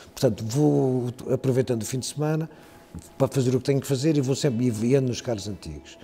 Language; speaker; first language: Portuguese; native; Portuguese